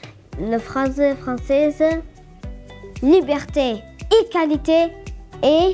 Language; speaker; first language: French; non-native, learner; Greek